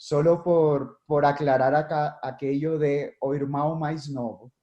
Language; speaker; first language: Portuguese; non-native, fluent; Spanish